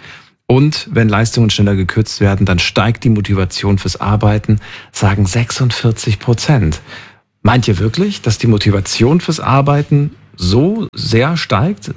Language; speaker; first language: German; native; German